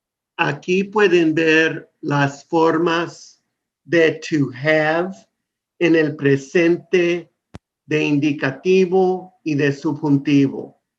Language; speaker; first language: Spanish; non-native, fluent; English